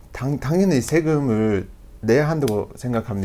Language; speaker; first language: Korean; non-native, learner; English